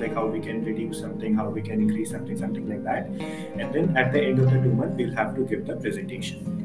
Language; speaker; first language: English; non-native, local second language; Hindi